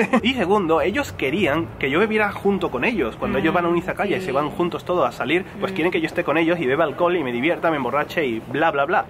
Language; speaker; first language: Spanish; native; Spanish